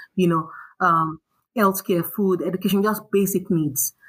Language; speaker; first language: English; non-native, local second language; Yoruba